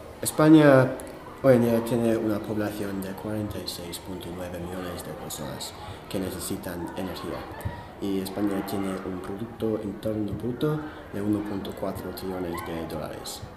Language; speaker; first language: Spanish; non-native, fluent; English